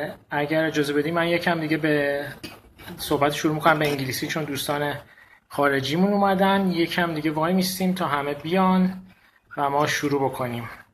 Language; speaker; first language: Persian; non-native, local second language; Azerbaijani